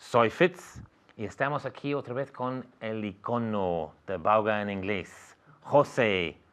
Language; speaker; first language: Spanish; non-native, fluent; English